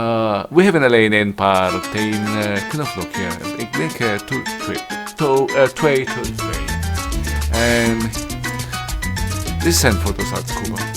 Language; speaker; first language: Dutch; non-native, learner; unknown